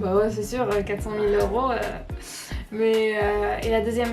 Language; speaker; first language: French; native; French